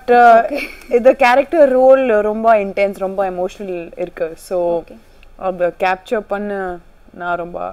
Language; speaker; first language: Tamil; non-native, learner; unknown